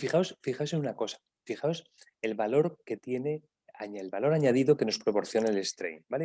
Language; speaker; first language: Spanish; native; Spanish